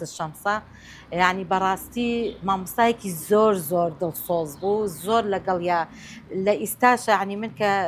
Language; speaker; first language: Central Kurdish; native; Central Kurdish